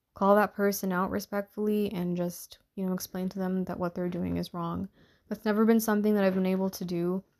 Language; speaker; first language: English; early bilingual, other home language; Hindi